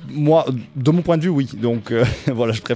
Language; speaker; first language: French; native; French